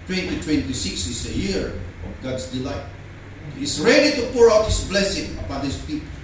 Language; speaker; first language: English; non-native, local second language; Filipino